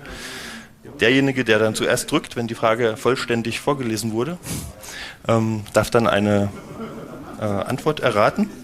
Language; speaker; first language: German; native; German